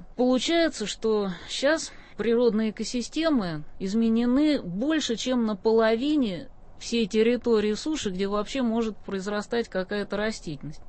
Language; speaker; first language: Russian; native; Russian